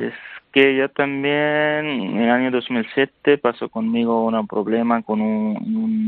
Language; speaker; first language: Spanish; non-native, learner; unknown